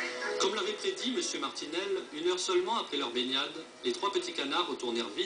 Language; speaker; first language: French; native; French